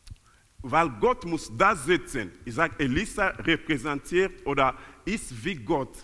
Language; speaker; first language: German; non-native, learner; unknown